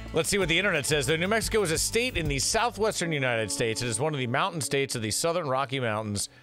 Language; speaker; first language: English; native; English